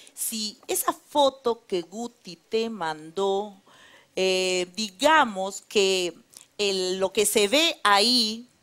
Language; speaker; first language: Spanish; native; Spanish